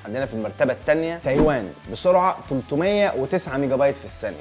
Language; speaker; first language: Arabic; native; Arabic